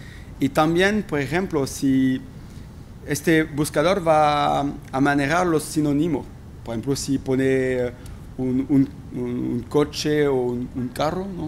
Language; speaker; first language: Spanish; non-native, fluent; French